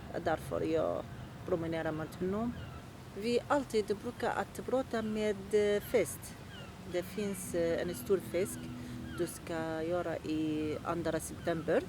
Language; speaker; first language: Swedish; non-native, learner; Arabic